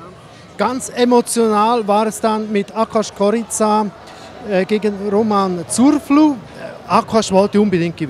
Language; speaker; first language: German; native; German